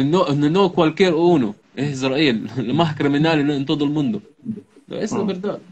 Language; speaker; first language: Spanish; non-native, learner; Arabic